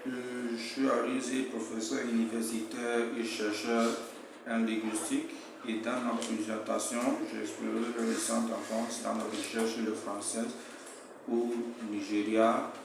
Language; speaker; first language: French; non-native, fluent; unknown